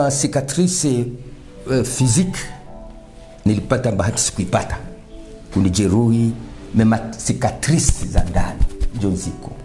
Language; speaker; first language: Swahili; non-native, local second language; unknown